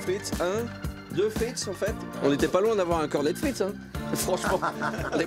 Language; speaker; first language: French; native; French